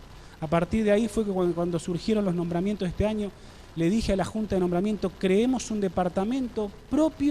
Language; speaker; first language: Spanish; native; Spanish